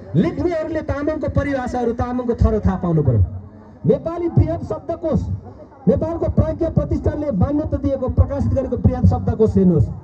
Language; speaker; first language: Nepali; non-native, local second language; Eastern Tamang